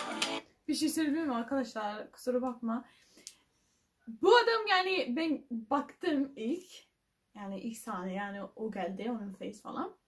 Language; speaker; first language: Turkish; non-native, learner; English